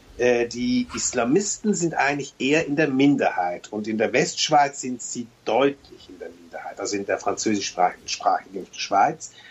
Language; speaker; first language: German; early bilingual, other home language; Turkish